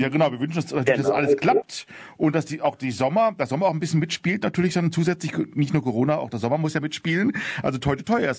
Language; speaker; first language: German; native; German